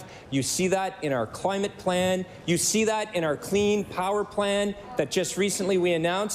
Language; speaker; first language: English; native; English